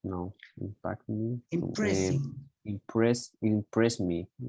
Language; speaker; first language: English; non-native, learner; Spanish